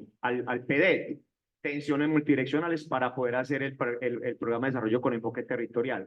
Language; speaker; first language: Spanish; native; Spanish